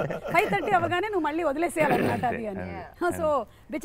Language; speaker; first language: Telugu; native; Telugu